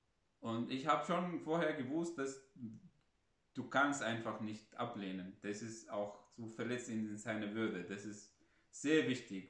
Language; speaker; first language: German; non-native, fluent; Arabic